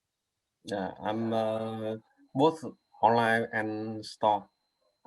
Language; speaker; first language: English; non-native, learner; Vietnamese